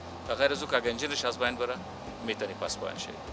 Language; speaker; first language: Persian; native; Persian